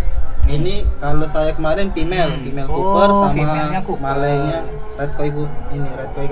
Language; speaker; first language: Indonesian; native; Indonesian